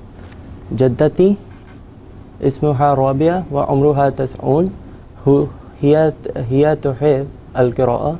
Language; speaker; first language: Arabic; non-native, learner; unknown